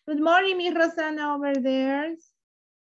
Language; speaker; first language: English; non-native, fluent; Spanish